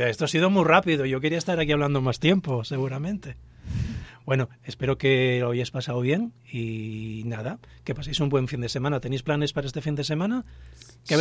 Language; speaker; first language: Spanish; native; Spanish